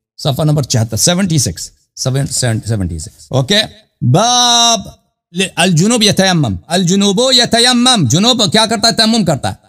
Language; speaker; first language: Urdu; non-native, local second language; Punjabi